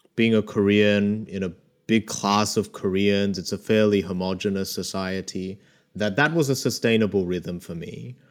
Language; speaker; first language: English; early bilingual, other home language; Korean